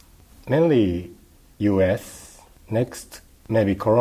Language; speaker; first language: English; non-native, learner; Japanese